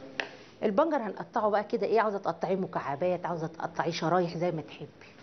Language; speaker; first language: Arabic; native; Arabic